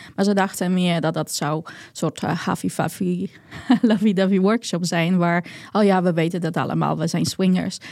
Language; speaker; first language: Dutch; non-native, fluent; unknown